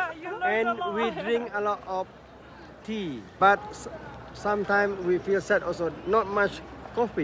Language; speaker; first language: English; non-native, learner; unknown